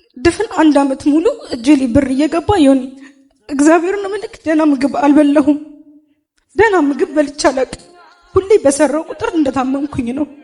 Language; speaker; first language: Amharic; native; Amharic